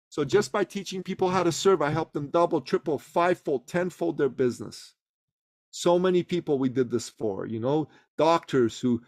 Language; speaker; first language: English; early bilingual, other home language; Persian